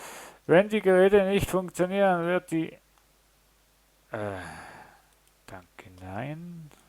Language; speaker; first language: German; native; German